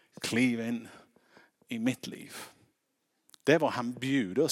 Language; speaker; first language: Swedish; non-native, fluent; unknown